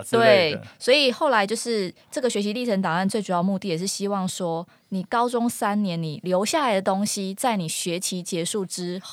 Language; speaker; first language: Chinese; non-native, local second language; Min Nan Chinese